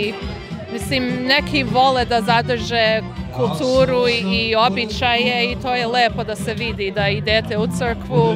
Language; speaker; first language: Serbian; early bilingual, heritage; Serbian